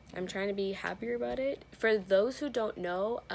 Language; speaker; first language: English; native; English